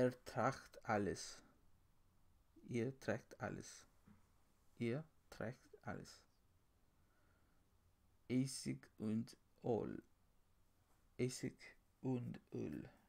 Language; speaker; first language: German; non-native, learner; English